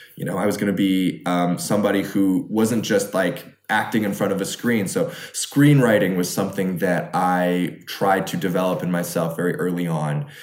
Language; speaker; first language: English; early bilingual, other home language; Chinese